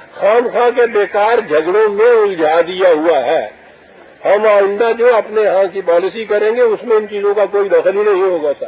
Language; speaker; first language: Urdu; native; Urdu